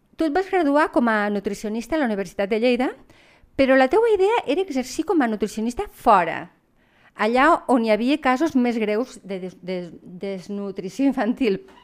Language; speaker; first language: Catalan; native; Catalan